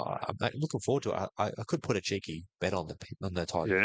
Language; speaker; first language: English; native; English